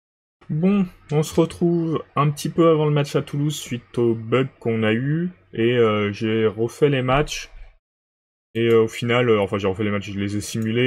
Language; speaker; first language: French; native; French